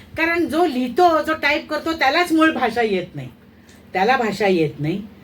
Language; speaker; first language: Marathi; native; Marathi